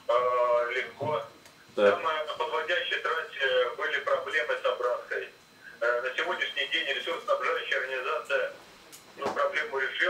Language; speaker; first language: Russian; native; Russian